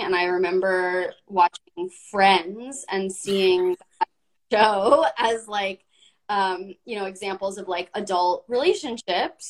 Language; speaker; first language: English; native; English